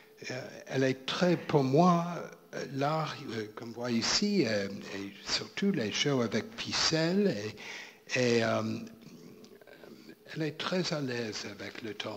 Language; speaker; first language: French; non-native, fluent; English